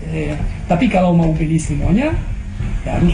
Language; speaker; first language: Indonesian; non-native, fluent; French